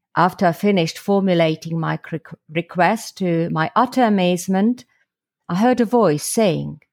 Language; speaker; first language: English; non-native, fluent; Slovak